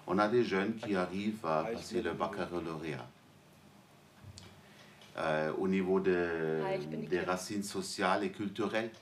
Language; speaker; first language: French; non-native, fluent; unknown